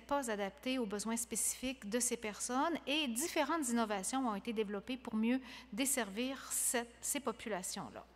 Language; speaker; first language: French; native; French